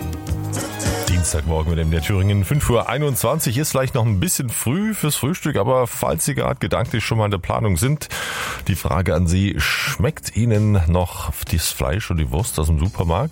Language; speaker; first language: German; native; German